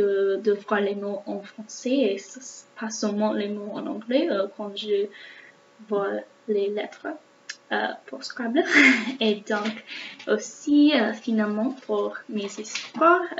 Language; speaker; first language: French; non-native, learner; English